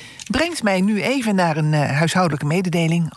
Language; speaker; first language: Dutch; native; Dutch